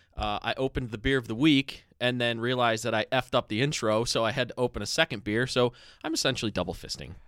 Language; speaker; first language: English; early bilingual, other home language; Italian